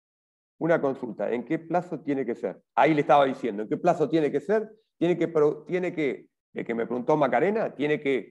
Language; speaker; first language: Spanish; native; Spanish